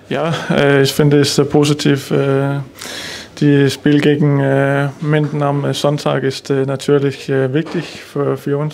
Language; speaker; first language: German; non-native, learner; Danish